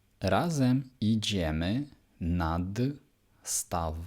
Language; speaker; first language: Polish; non-native, fluent; Ukrainian